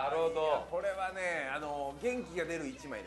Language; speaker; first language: Japanese; native; Japanese